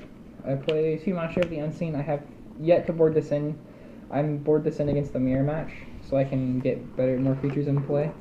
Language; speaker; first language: English; native; English